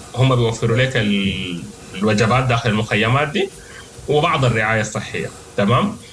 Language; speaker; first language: Arabic; native; Arabic